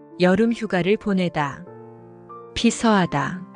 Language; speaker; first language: Korean; native; Korean